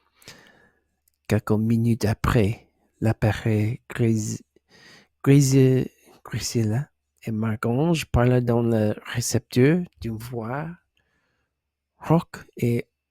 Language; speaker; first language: French; non-native, learner; English